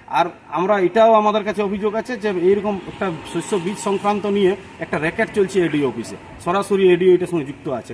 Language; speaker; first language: Bangla; native; Bangla